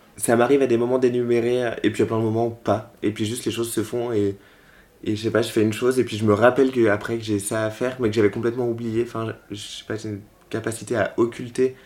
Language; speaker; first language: French; native; French